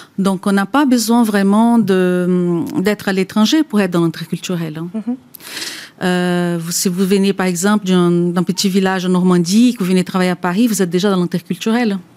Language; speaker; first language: French; non-native, fluent; Portuguese